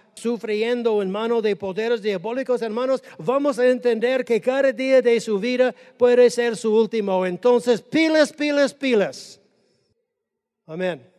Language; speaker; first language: Spanish; non-native, fluent; English